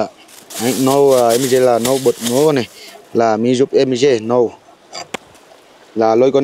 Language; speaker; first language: Vietnamese; non-native, learner; Portuguese